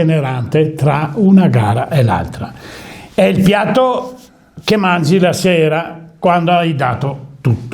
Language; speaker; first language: Italian; native; Italian